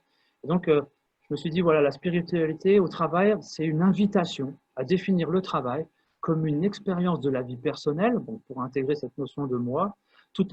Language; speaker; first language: French; native; French